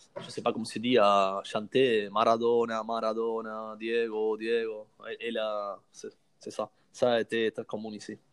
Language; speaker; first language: French; non-native, learner; Spanish